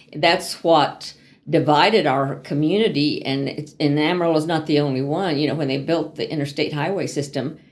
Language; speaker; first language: English; native; English